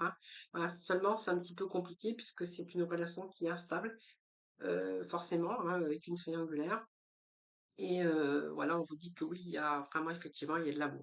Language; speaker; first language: French; native; French